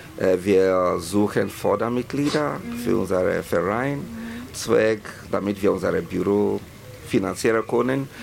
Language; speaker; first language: German; non-native, fluent; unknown